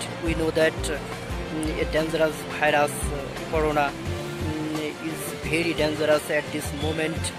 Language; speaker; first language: English; non-native, learner; Bangla